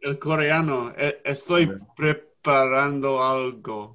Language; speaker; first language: Spanish; non-native, learner; English